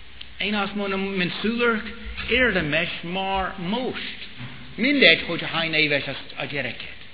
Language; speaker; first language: Hungarian; non-native, fluent; English